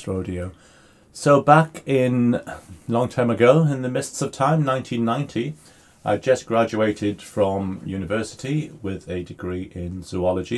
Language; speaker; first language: English; native; English